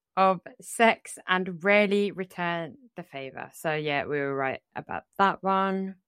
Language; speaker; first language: English; native; English